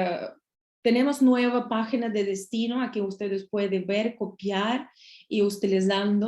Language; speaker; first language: Spanish; non-native, learner; Russian